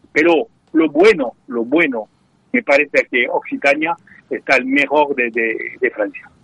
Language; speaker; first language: Spanish; non-native, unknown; French